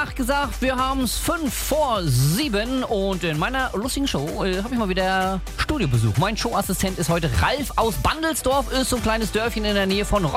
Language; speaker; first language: German; native; German